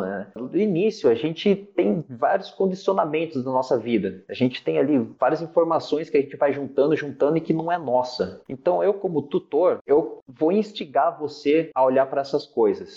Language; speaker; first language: Portuguese; native; Portuguese